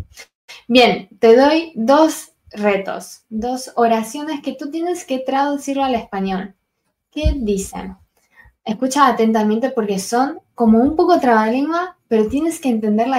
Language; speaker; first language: Spanish; non-native, fluent; Chinese